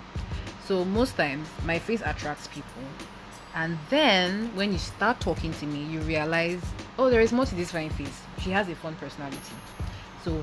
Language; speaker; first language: English; non-native, local second language; Igbo